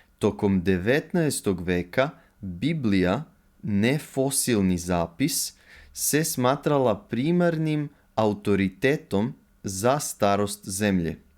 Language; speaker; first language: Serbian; native; Serbian